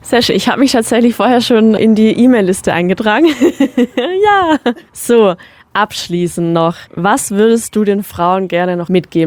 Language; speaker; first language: German; native; German